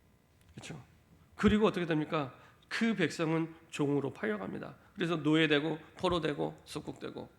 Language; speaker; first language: Korean; native; Korean